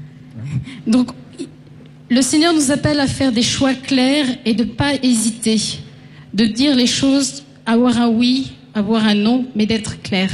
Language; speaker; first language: French; native; French